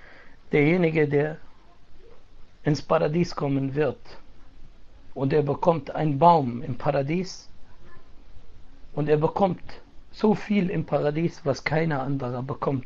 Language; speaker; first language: German; non-native, fluent; Arabic